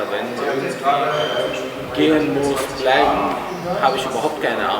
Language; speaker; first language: German; non-native, learner; Arabic